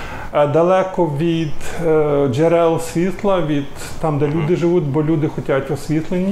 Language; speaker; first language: Ukrainian; native; Ukrainian